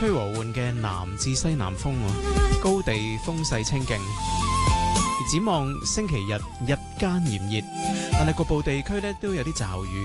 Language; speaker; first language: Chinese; non-native, local second language; Cantonese